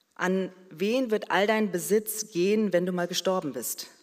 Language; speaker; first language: German; early bilingual, other home language; Korean